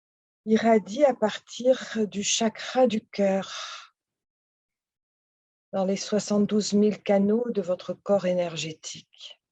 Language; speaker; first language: French; native; French